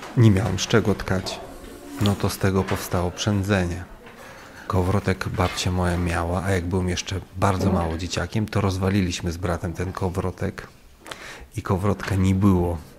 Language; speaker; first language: Polish; early bilingual, heritage; Polish